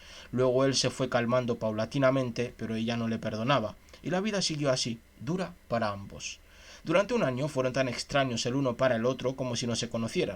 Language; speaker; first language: Spanish; native; Spanish